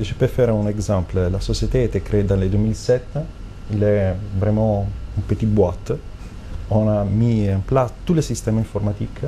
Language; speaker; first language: French; non-native, learner; Italian